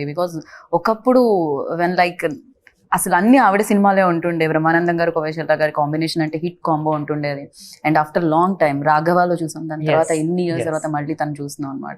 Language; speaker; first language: Telugu; native; Telugu